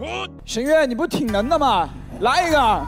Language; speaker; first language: Chinese; native; Chinese